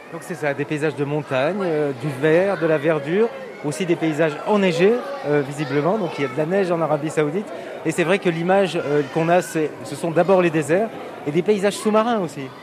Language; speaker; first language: French; native; French